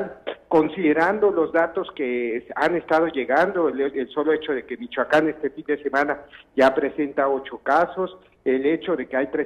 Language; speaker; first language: Spanish; native; Spanish